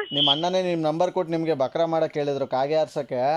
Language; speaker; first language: Kannada; native; Kannada